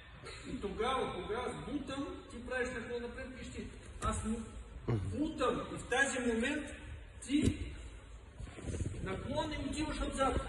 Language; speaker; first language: Bulgarian; non-native, learner; Russian